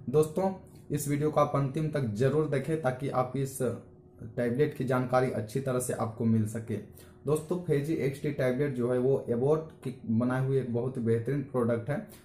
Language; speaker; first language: Hindi; native; Hindi